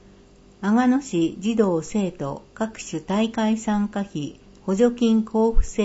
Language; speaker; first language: Japanese; native; Japanese